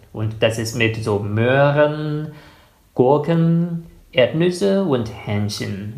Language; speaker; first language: German; non-native, fluent; Chinese